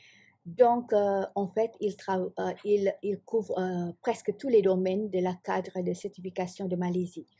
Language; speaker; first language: French; non-native, fluent; Malay